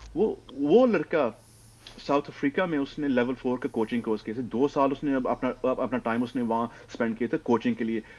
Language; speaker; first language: Urdu; early bilingual, heritage; Urdu